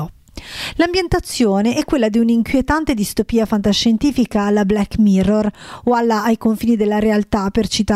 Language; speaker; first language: Italian; native; Italian